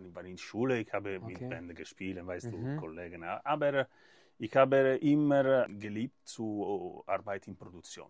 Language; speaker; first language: German; non-native, learner; Italian